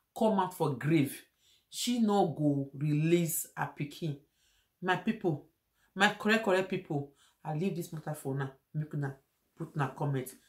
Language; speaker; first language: Nigerian Pidgin; native; Nigerian Pidgin